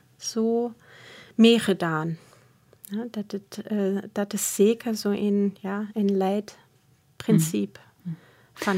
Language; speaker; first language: Dutch; non-native, fluent; German